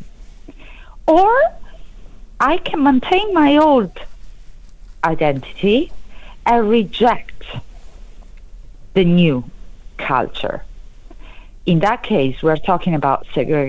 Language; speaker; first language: English; non-native, fluent; Italian